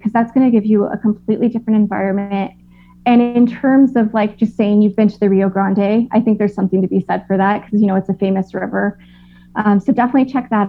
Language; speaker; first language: English; native; English